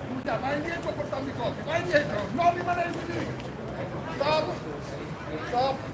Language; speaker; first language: Italian; native; Italian